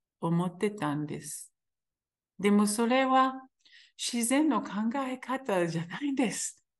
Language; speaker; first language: Japanese; non-native, fluent; Hebrew